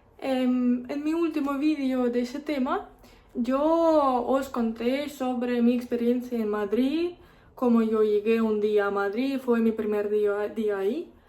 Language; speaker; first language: Spanish; non-native, fluent; Russian